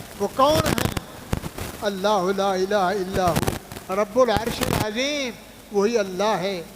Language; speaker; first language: Urdu; non-native, local second language; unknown